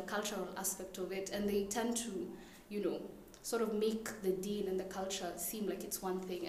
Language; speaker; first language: English; non-native, local second language; Somali